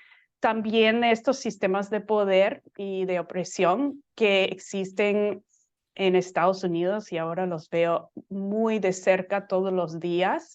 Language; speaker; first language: Spanish; non-native, fluent; English